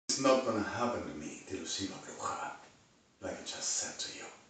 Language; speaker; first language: English; non-native, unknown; Spanish